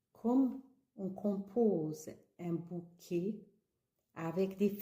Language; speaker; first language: French; early bilingual, other home language; Kabuverdianu